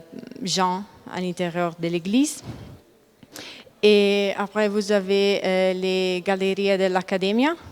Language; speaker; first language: French; non-native, learner; Italian